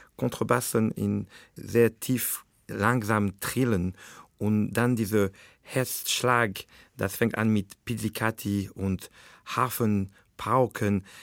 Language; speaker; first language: German; non-native, fluent; French